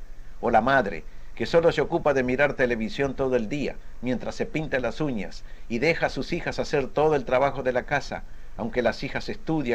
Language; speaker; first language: Spanish; native; Spanish